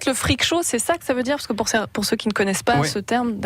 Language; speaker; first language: French; native; French